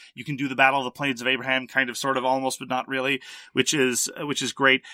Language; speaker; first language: English; early bilingual, other home language; French